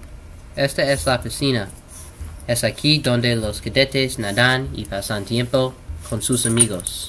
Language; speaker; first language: Spanish; non-native, learner; English